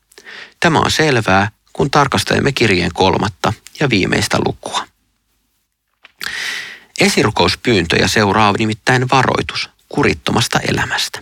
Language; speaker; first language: Finnish; native; Finnish